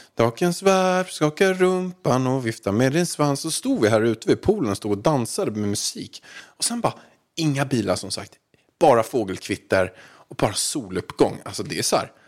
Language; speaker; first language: Swedish; native; Swedish